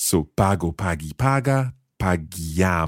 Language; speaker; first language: Italian; non-native, fluent; English